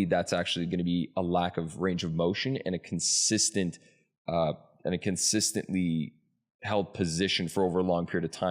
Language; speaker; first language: English; native; English